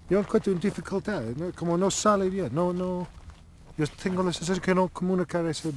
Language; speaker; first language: Spanish; non-native, learner; English